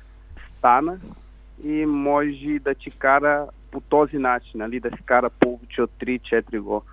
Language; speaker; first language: Bulgarian; non-native, learner; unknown